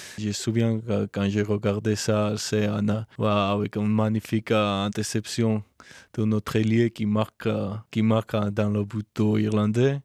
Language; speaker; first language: French; non-native, learner; Georgian